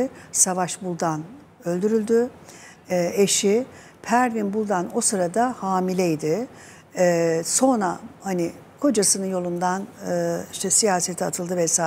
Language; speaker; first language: Turkish; native; Turkish